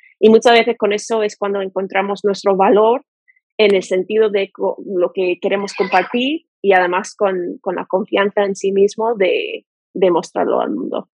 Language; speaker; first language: Spanish; non-native, fluent; English